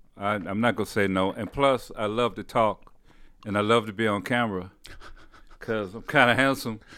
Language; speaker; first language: English; native; English